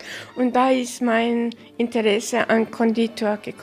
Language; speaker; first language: German; early bilingual, heritage; German